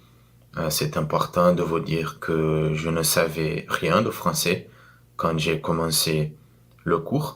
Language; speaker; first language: French; non-native, fluent; Portuguese